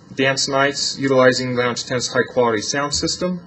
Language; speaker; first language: English; non-native, fluent; Polish